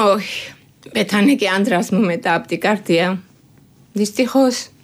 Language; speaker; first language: Greek; non-native, learner; Georgian